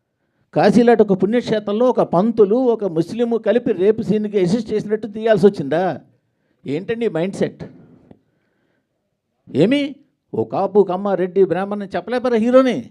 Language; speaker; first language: Telugu; native; Telugu